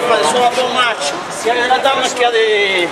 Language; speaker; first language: French; native; French